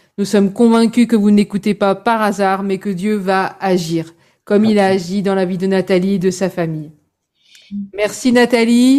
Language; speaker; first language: French; native; French